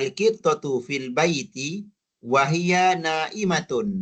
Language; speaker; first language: Arabic; non-native, fluent; Malay